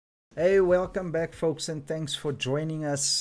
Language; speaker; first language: English; native; English